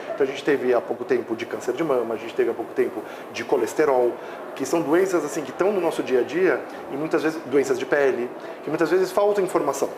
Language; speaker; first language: Portuguese; native; Portuguese